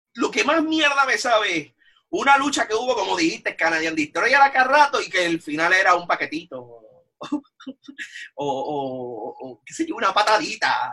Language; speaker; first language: Spanish; native; Spanish